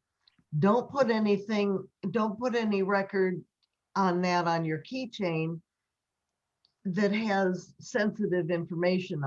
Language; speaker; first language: English; native; English